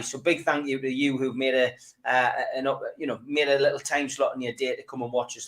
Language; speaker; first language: English; native; English